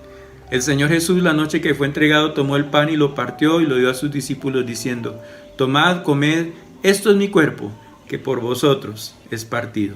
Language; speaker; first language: Spanish; native; Spanish